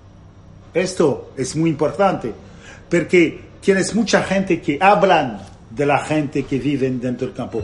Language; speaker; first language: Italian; non-native, fluent; French